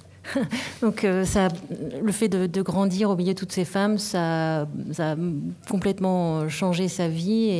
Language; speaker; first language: French; native; French